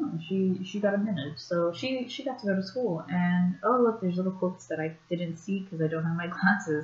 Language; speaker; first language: English; native; English